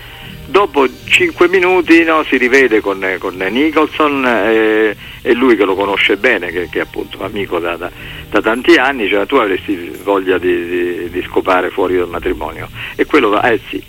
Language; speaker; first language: Italian; native; Italian